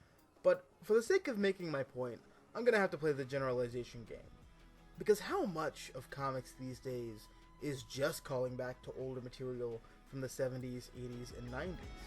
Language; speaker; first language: English; native; English